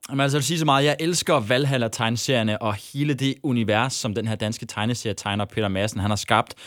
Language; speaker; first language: Danish; native; Danish